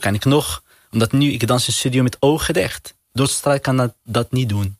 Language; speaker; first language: Dutch; non-native, fluent; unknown